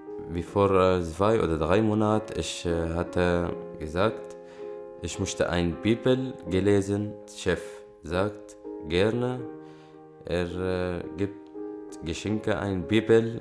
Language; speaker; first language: German; non-native, learner; Arabic